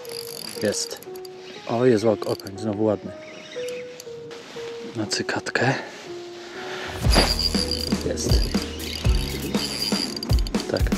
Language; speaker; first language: Polish; native; Polish